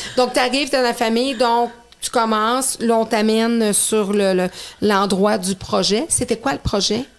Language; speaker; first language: French; native; French